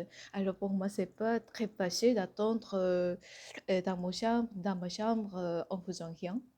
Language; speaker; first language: French; non-native, fluent; Korean